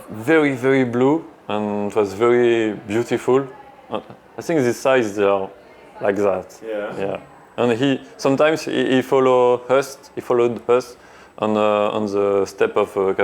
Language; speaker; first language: English; non-native, learner; French